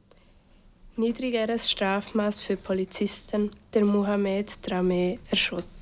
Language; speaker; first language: German; native; German